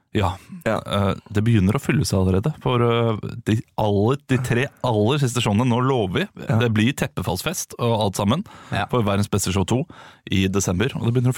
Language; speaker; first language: Norwegian; native; Norwegian